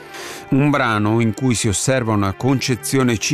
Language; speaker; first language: Italian; native; Italian